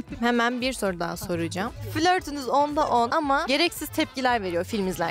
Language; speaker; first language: Turkish; native; Turkish